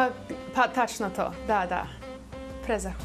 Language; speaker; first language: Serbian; early bilingual, heritage; Serbian